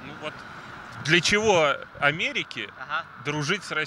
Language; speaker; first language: Russian; native; Russian